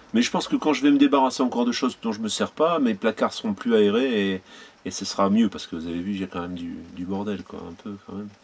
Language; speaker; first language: French; native; French